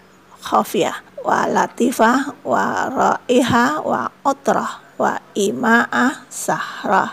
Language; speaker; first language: Arabic; non-native, fluent; Indonesian